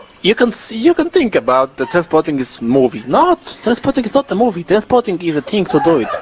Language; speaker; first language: English; non-native, learner; Polish